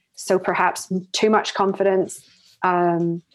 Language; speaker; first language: English; native; English